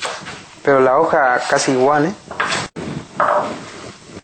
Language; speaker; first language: Spanish; non-native, learner; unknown